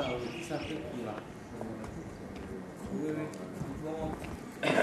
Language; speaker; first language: French; non-native, fluent; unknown